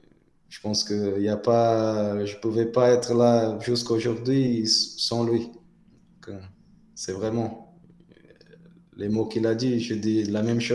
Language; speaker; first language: French; non-native, fluent; Portuguese